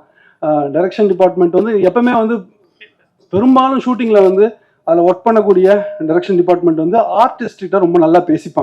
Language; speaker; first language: Tamil; native; Tamil